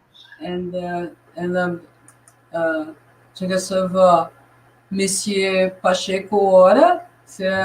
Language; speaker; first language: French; non-native, learner; Portuguese